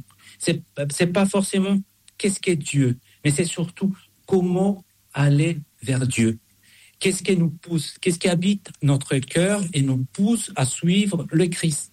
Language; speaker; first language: French; non-native, fluent; Spanish